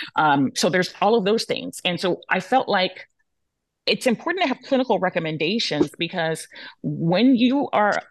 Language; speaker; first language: English; native; English